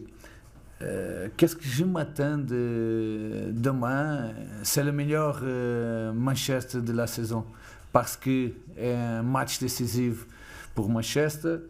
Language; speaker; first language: French; non-native, fluent; Portuguese